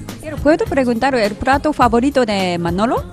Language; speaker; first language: Spanish; non-native, fluent; Japanese